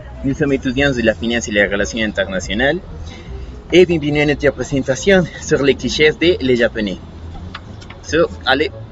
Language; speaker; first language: French; non-native, learner; Spanish